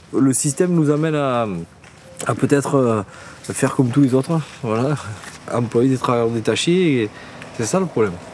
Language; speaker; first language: French; native; French